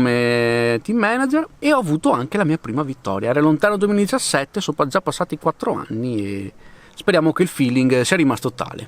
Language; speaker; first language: Italian; native; Italian